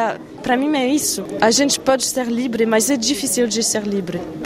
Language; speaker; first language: Portuguese; non-native, fluent; French